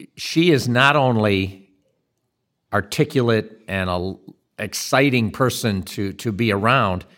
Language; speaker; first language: English; native; English